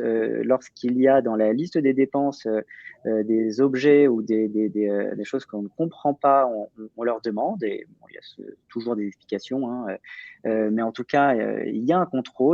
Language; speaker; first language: French; native; French